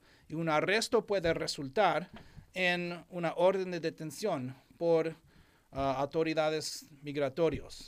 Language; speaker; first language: Spanish; non-native, fluent; English